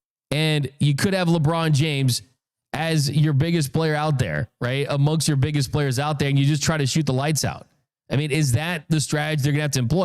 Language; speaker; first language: English; native; English